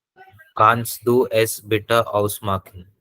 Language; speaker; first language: German; non-native, learner; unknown